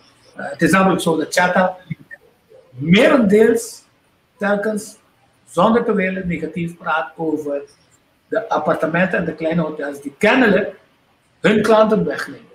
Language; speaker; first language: Dutch; non-native, local second language; Papiamento